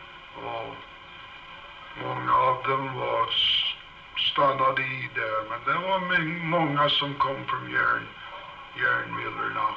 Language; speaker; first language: Swedish; early bilingual, heritage; Swedish